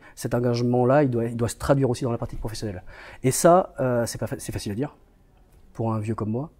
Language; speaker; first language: French; native; French